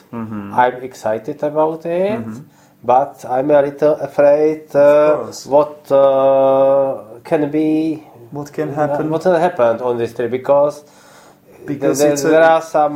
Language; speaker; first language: English; non-native, learner; Czech